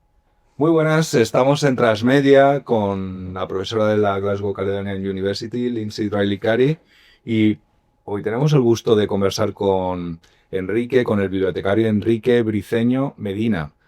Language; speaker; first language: Spanish; native; Spanish